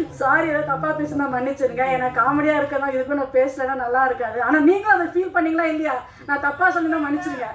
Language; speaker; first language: Tamil; non-native, local second language; Telugu